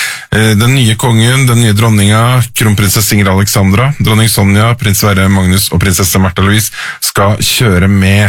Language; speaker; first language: Norwegian; native; Norwegian